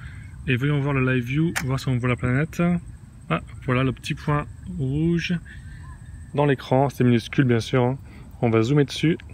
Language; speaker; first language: French; native; French